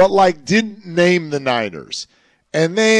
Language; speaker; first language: English; native; English